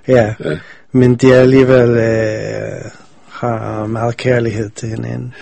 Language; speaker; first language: Danish; non-native, fluent; English